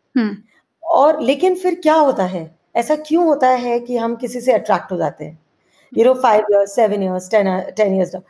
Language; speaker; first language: Hindi; non-native, local second language; Marwari